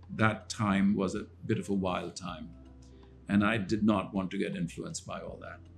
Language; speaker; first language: English; non-native, local second language; Hindi